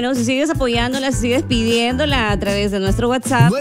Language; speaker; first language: Spanish; native; Spanish